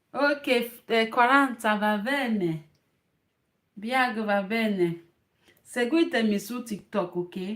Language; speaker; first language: Italian; non-native, learner; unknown